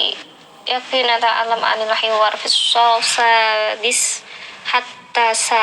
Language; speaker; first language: Arabic; non-native, learner; Indonesian